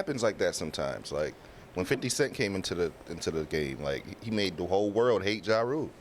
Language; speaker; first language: English; native; English